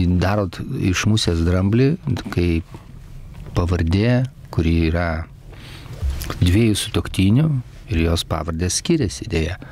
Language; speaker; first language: Lithuanian; native; Lithuanian